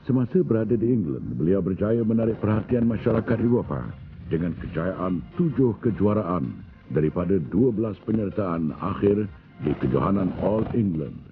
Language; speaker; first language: Malay; native; Malay